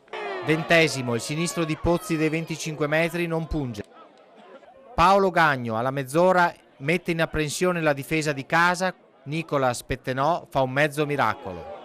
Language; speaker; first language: Italian; native; Italian